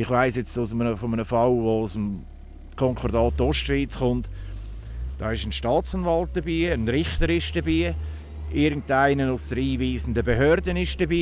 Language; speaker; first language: German; native; German